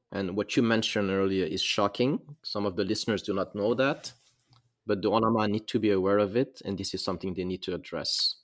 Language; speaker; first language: English; non-native, fluent; Arabic